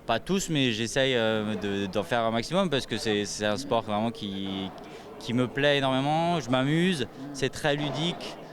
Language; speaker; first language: French; native; French